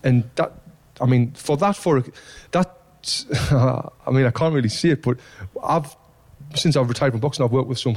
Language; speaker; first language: English; native; English